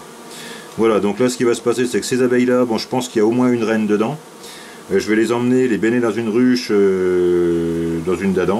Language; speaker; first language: French; native; French